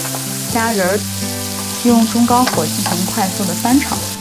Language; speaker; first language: Chinese; native; Chinese